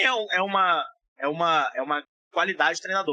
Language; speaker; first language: Portuguese; native; Portuguese